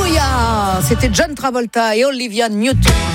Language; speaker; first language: French; native; French